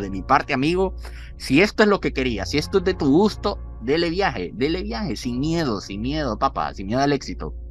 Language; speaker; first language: Spanish; native; Spanish